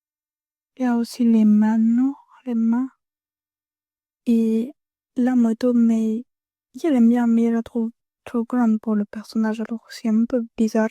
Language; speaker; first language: French; non-native, learner; Spanish